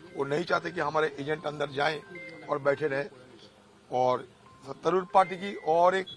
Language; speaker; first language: Hindi; non-native, local second language; Bangla